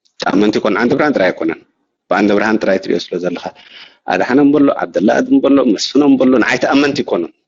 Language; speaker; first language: Tigrinya; native; Tigrinya